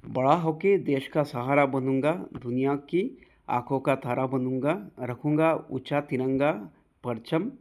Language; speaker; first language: Hindi; non-native, local second language; Bangla